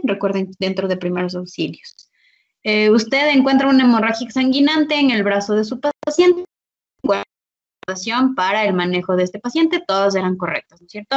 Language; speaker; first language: Spanish; native; Spanish